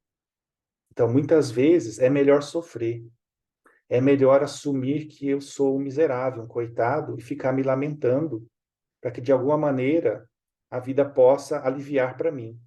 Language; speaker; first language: Portuguese; native; Portuguese